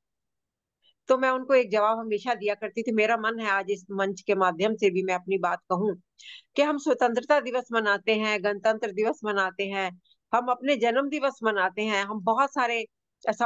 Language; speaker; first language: Hindi; native; Hindi